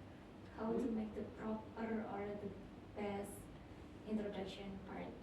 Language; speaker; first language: English; non-native, learner; Indonesian